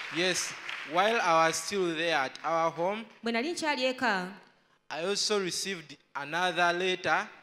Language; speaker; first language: English; non-native, local second language; Ganda